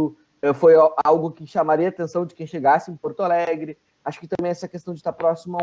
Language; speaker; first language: Portuguese; native; Portuguese